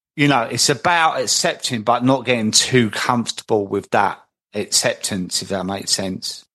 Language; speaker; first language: English; native; English